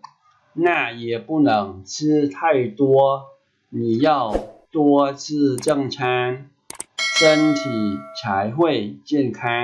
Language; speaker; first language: Chinese; non-native, fluent; Khmer